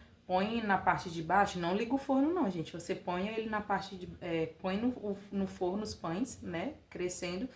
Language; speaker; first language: Portuguese; native; Portuguese